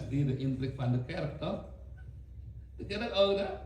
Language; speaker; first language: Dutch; non-native, learner; Indonesian